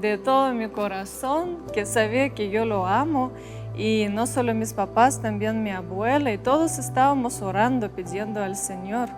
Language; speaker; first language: Spanish; non-native, fluent; Russian